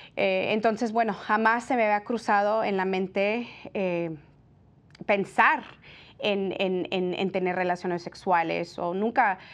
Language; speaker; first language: Spanish; early bilingual, heritage; Spanish